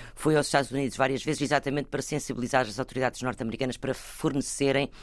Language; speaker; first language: Portuguese; native; Portuguese